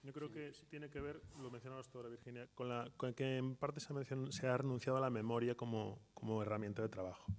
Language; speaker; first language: Spanish; non-native, local second language; Galician